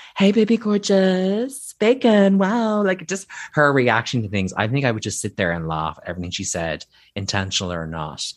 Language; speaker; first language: English; native; English